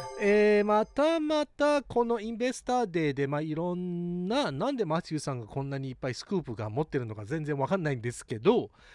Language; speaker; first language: Japanese; early bilingual, heritage; English